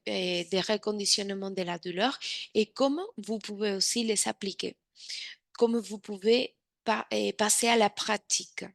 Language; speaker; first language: French; non-native, fluent; Spanish